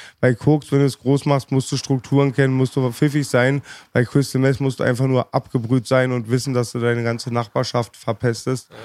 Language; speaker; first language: German; native; German